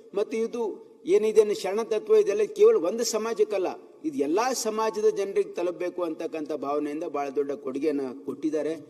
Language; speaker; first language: Kannada; native; Kannada